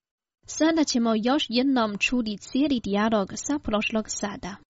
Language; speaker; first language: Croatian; non-native, fluent; Chinese